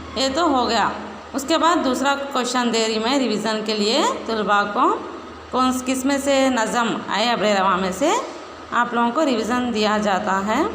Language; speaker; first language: Urdu; native; Urdu